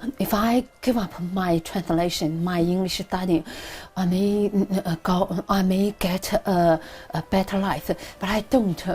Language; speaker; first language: English; non-native, learner; Chinese